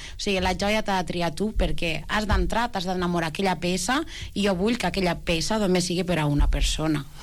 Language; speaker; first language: Catalan; native; Catalan